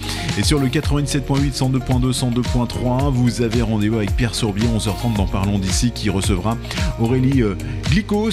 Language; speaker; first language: French; native; French